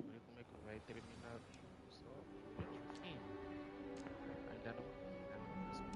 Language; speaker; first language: Portuguese; native; Portuguese